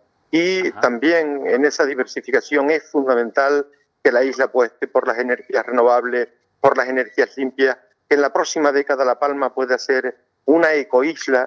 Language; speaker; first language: Spanish; native; Spanish